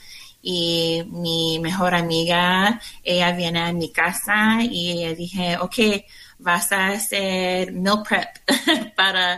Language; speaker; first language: Spanish; non-native, learner; English